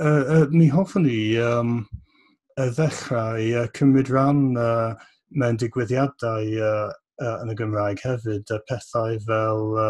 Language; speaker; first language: Welsh; non-native, fluent; English